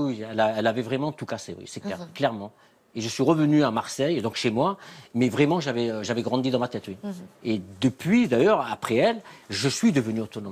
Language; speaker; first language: French; native; French